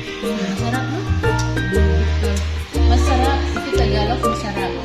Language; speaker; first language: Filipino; non-native, fluent; Indonesian